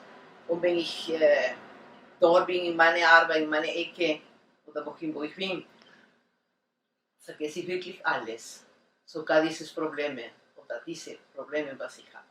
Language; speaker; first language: German; non-native, learner; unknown